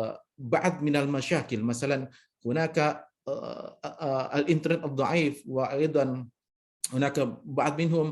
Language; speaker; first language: Arabic; non-native, fluent; Indonesian